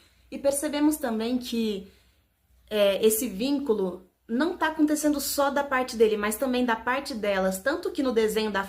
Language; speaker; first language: Portuguese; native; Portuguese